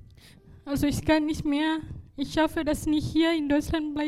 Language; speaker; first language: German; non-native, learner; Indonesian